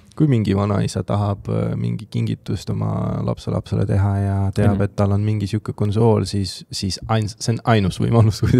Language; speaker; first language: Estonian; non-native, local second language; Russian